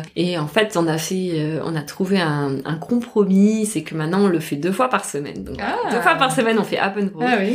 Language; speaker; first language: French; native; French